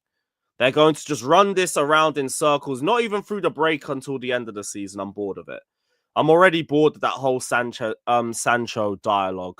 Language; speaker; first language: English; native; English